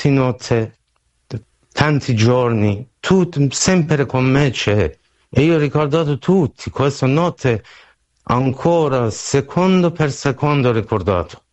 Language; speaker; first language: Italian; non-native, learner; Persian